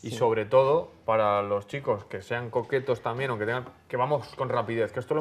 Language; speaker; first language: Spanish; native; Spanish